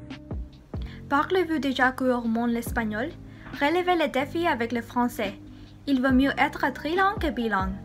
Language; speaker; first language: French; non-native, learner; English